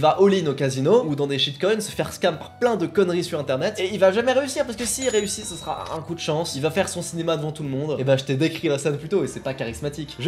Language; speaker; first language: French; native; French